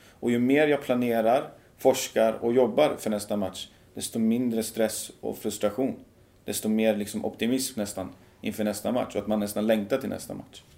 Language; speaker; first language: Swedish; early bilingual, other home language; Persian